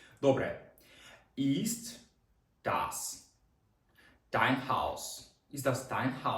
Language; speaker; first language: German; non-native, fluent; Ukrainian